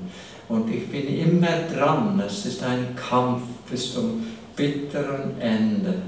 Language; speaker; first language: German; non-native, fluent; English